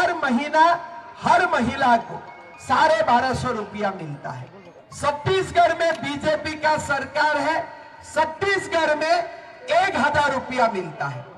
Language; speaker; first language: Hindi; non-native, local second language; Assamese